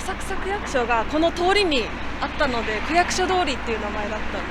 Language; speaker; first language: Japanese; native; Japanese